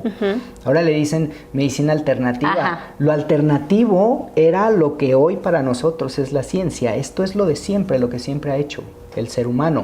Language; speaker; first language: Spanish; native; Spanish